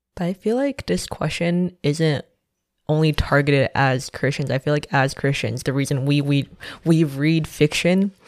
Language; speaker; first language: English; non-native, fluent; Chinese